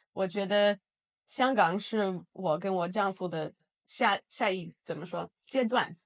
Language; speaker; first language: Chinese; non-native, fluent; English